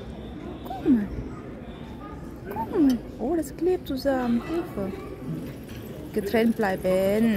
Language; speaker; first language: German; non-native, learner; Thai